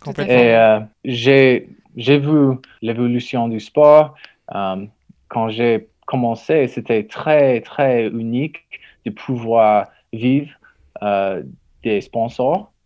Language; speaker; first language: French; non-native, learner; English